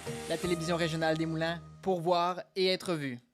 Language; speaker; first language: French; native; French